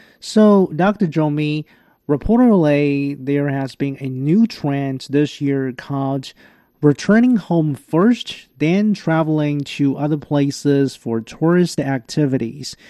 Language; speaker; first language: English; non-native, fluent; Chinese